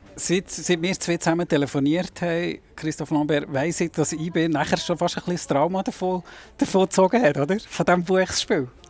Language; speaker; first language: German; native; German